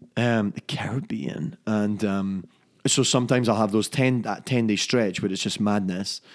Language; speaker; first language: English; native; English